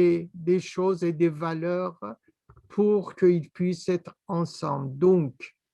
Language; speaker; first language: French; non-native, fluent; Persian